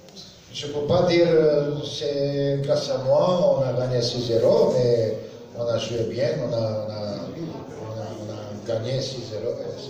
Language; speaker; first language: French; non-native, learner; Serbian